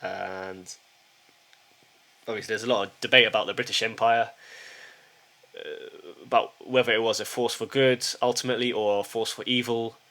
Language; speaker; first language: English; early bilingual, heritage; English